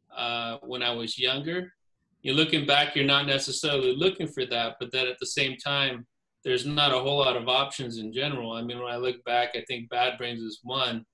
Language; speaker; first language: English; native; English